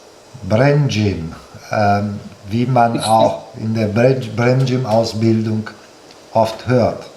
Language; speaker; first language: German; non-native, fluent; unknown